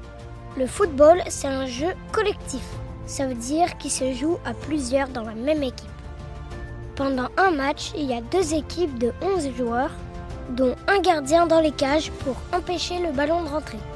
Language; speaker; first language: French; native; French